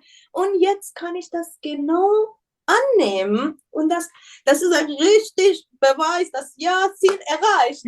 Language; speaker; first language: German; non-native, learner; Persian